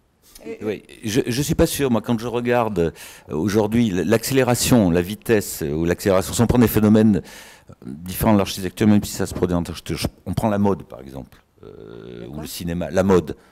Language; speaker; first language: French; native; French